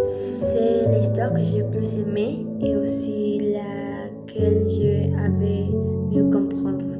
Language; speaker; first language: French; non-native, learner; Spanish